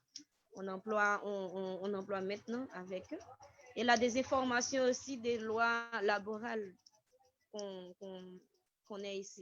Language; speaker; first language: French; non-native, local second language; Haitian Creole